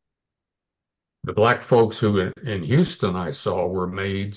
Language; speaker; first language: English; native; English